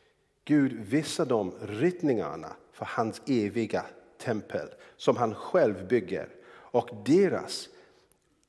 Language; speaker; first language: Swedish; non-native, fluent; English